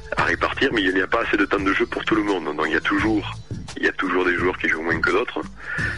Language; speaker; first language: French; native; French